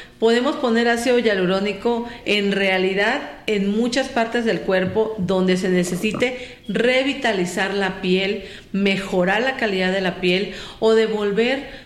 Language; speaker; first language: Spanish; native; Spanish